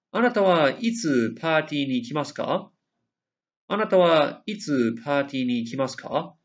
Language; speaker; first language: Japanese; non-native, fluent; English